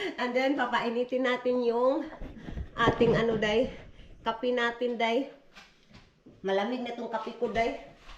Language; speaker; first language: Filipino; non-native, local second language; Cebuano